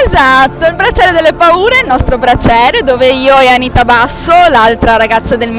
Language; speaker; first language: Italian; native; Italian